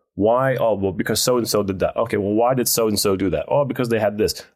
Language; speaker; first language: English; non-native, fluent; Dutch